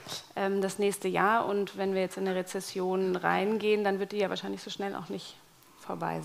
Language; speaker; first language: German; native; German